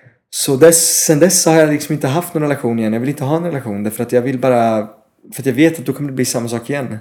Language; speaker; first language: Swedish; non-native, fluent; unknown